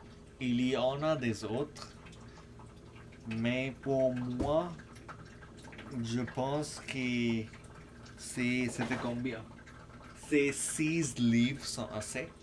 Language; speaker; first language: French; non-native, fluent; English